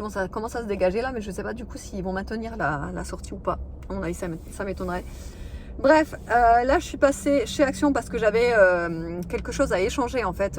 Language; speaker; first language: French; native; French